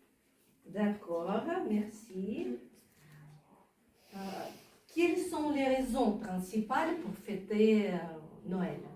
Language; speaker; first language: French; non-native, fluent; Ukrainian